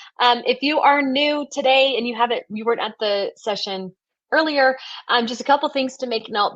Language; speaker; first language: English; native; English